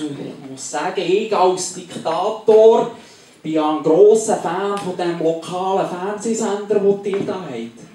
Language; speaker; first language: German; native; German